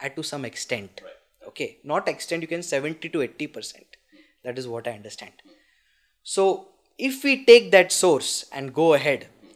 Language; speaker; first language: English; non-native, local second language; Marathi